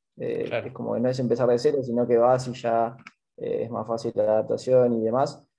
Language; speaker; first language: Spanish; native; Spanish